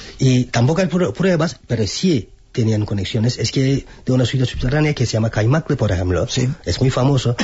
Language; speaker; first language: Spanish; non-native, fluent; Turkish